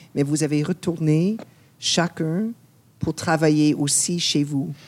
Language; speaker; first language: French; non-native, fluent; English